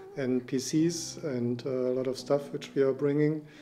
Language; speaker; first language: English; non-native, fluent; German